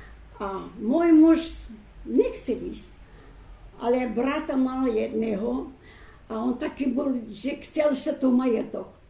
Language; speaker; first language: Slovak; early bilingual, heritage; Slovak